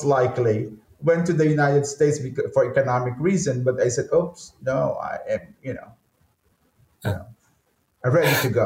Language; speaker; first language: English; non-native, local second language; Filipino